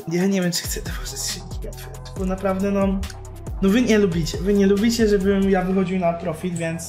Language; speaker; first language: Polish; native; Polish